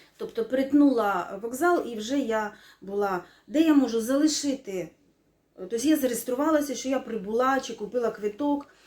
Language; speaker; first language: Ukrainian; non-native, local second language; Russian